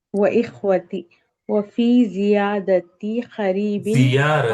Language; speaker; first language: Arabic; non-native, learner; Urdu